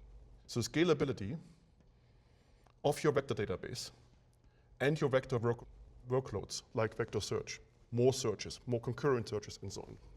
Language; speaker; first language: English; non-native, fluent; German